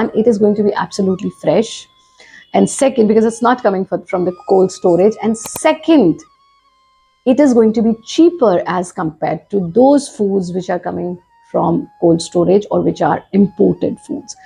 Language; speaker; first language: English; non-native, local second language; Hindi